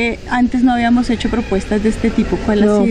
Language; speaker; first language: Spanish; native; Spanish